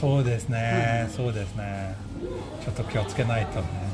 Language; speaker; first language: Japanese; non-native, fluent; Swedish